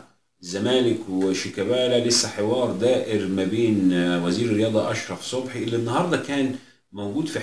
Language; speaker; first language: Arabic; native; Arabic